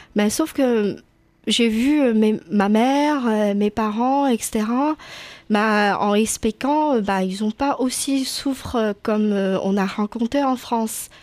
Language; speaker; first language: French; non-native, fluent; Chinese